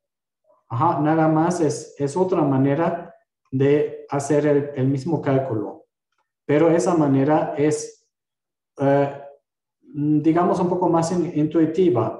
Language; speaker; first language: Spanish; non-native, fluent; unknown